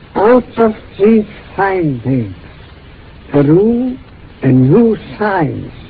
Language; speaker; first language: English; non-native, fluent; German